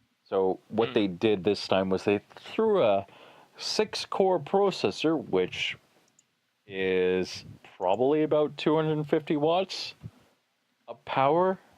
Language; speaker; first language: English; native; English